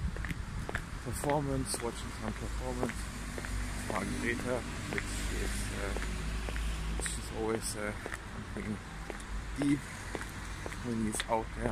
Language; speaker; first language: English; non-native, fluent; German